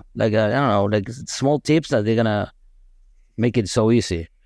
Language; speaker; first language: English; non-native, fluent; Spanish